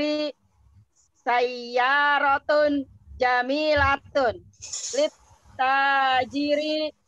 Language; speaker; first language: Arabic; non-native, learner; Indonesian